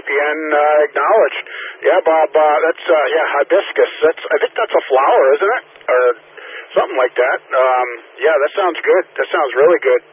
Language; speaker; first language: English; native; English